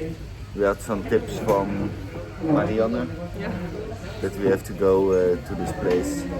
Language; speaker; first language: English; non-native, learner; Dutch